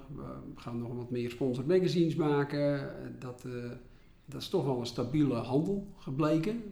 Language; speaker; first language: Dutch; native; Dutch